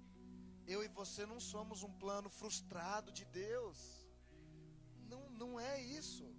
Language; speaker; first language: Portuguese; native; Portuguese